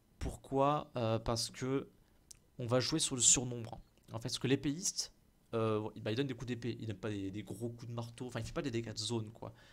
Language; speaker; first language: French; native; French